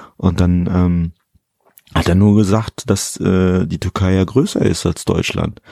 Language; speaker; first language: German; early bilingual, other home language; Fula